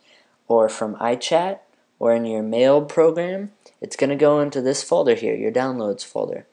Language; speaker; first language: English; native; English